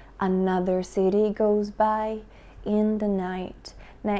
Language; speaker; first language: English; non-native, fluent; Portuguese